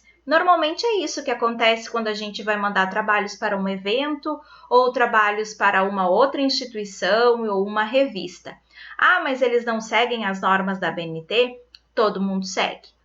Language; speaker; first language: Portuguese; native; Portuguese